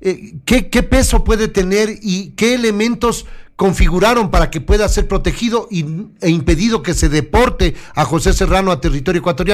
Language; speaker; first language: Spanish; native; Spanish